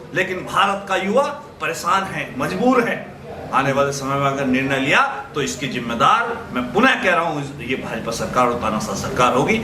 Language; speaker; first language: Hindi; native; Hindi